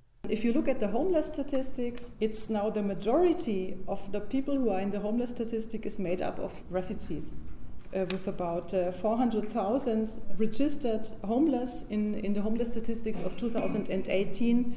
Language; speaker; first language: English; non-native, fluent; German